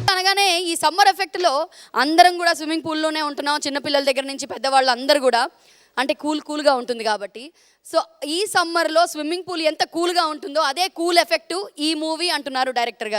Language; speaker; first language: Telugu; native; Telugu